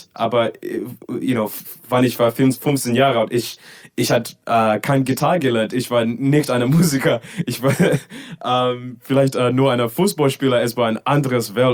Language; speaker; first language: German; non-native, learner; English